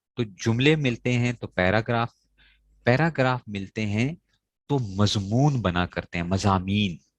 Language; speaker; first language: Urdu; non-native, local second language; Pashto